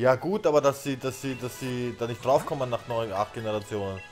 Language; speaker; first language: German; native; German